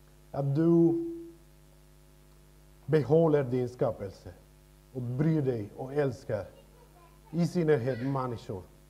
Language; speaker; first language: Swedish; non-native, fluent; Spanish